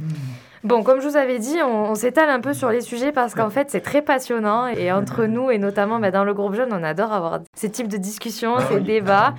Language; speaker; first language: French; native; French